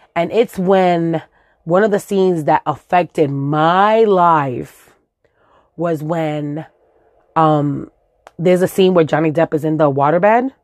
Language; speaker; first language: English; early bilingual, other home language; Spanish